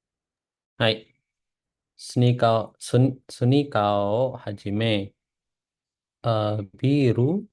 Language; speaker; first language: Japanese; non-native, learner; Indonesian